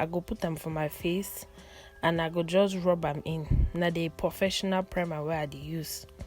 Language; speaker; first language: Nigerian Pidgin; non-native, local second language; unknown